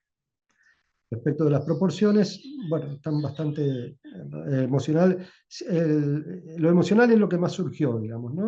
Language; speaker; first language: Spanish; native; Spanish